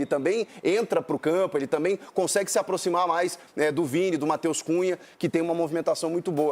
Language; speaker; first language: Portuguese; native; Portuguese